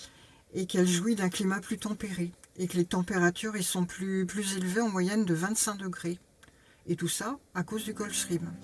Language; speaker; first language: French; native; French